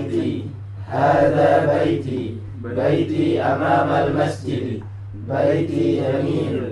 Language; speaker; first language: Arabic; non-native, learner; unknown